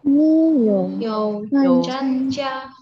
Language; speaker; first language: Chinese; non-native, learner; Indonesian